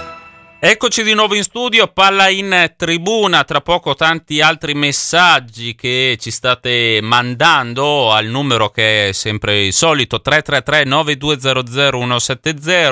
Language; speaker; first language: Italian; native; Italian